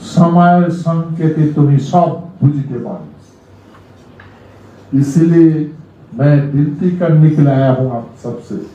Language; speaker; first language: Hindi; non-native, local second language; Rangpuri